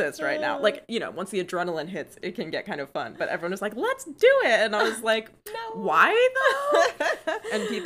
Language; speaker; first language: English; native; English